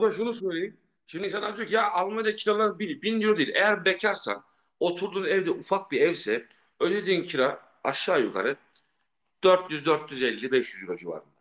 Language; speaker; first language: Turkish; early bilingual, heritage; Turkish